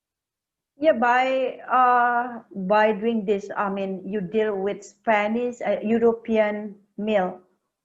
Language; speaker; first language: English; non-native, learner; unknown